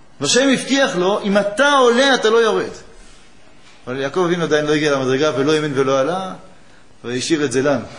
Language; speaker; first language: Hebrew; native; Hebrew